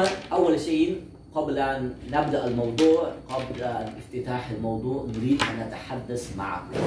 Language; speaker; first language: Arabic; non-native, learner; Uzbek